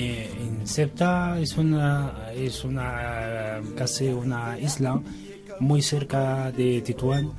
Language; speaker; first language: Spanish; non-native, learner; Arabic